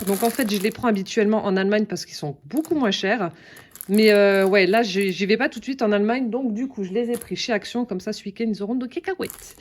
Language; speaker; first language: French; native; French